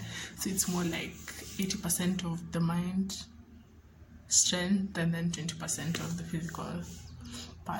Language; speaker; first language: English; non-native, local second language; Swahili